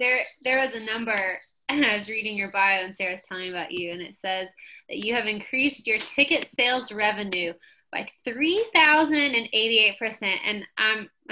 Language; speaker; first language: English; native; English